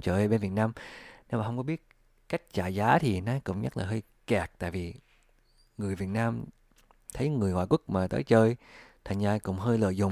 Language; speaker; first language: Vietnamese; early bilingual, other home language; English